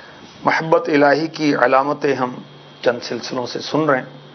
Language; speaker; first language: Urdu; native; Urdu